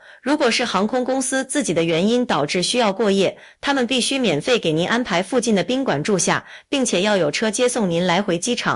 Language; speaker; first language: Chinese; native; Chinese